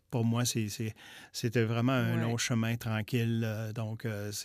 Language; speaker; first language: French; native; French